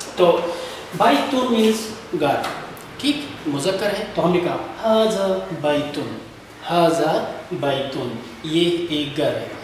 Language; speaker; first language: Urdu; non-native, local second language; Kashmiri